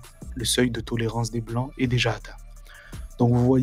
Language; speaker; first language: French; native; French